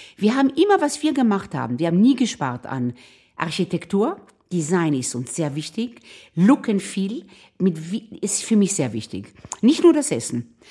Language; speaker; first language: German; non-native, fluent; Hebrew